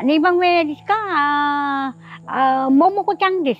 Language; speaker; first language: Japanese; non-native, learner; Filipino